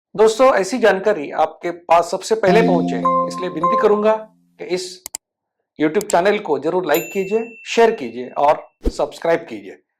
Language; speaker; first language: Hindi; non-native, local second language; Marathi